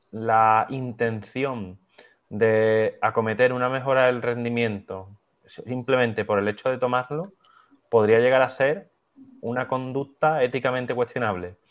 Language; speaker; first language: Spanish; native; Spanish